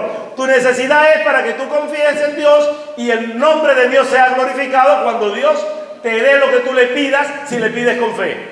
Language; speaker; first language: Spanish; native; Spanish